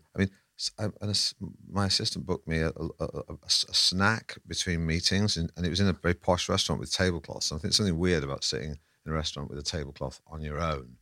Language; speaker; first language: English; native; English